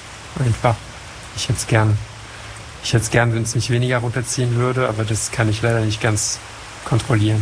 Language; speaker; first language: German; non-native, fluent; French